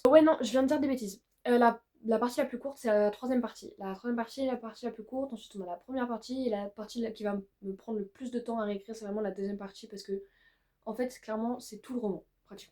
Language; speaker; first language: French; native; French